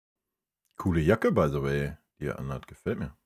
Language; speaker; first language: German; native; German